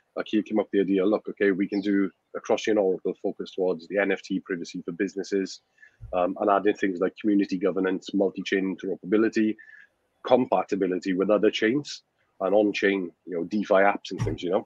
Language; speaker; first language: English; native; English